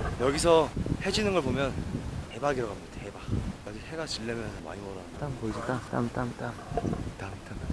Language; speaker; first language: Korean; native; Korean